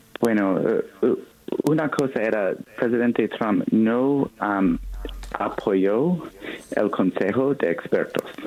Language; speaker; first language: Spanish; non-native, fluent; English